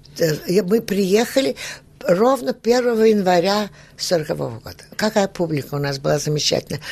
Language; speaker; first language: Russian; early bilingual, heritage; Russian